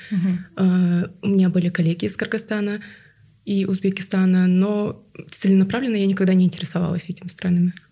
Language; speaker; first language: Russian; non-native, local second language; Tuvinian